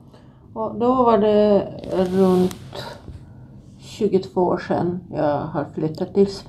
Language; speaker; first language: Swedish; non-native, fluent; Polish